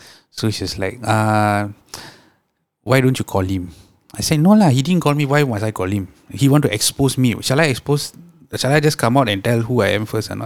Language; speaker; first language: English; non-native, local second language; Tamil